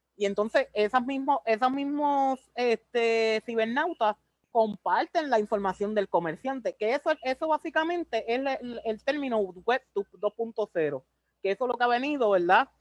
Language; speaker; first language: Spanish; native; Spanish